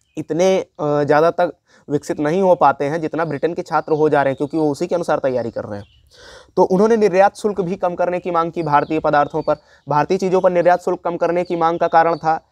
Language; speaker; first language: Hindi; native; Hindi